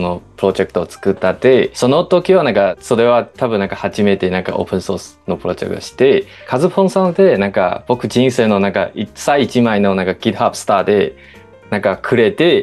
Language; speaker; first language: Japanese; non-native, learner; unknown